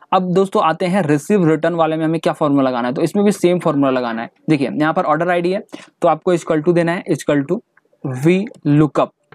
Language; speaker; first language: Hindi; native; Hindi